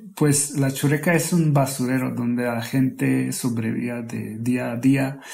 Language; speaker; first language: Spanish; non-native, fluent; Slovak